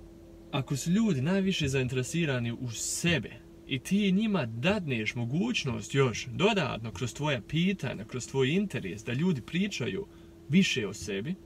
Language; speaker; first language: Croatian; early bilingual, heritage; Croatian